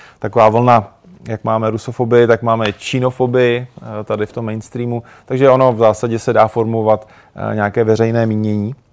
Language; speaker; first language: Czech; native; Czech